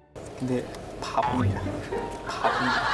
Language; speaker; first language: Korean; non-native, fluent; Chinese